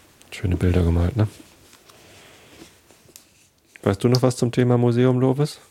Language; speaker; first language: German; native; German